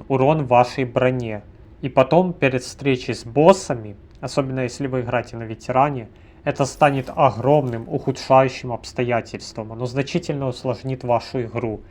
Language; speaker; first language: Russian; native; Russian